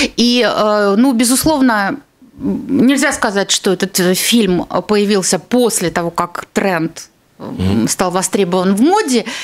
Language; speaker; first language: Russian; native; Russian